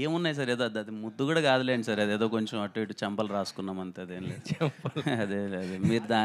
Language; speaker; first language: Telugu; native; Telugu